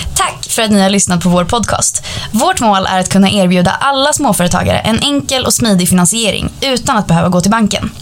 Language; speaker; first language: Swedish; native; Swedish